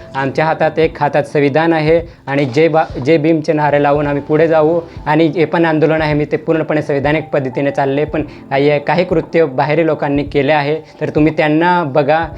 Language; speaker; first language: Marathi; non-native, local second language; Bhili